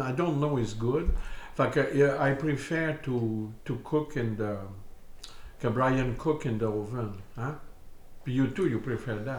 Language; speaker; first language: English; non-native, learner; French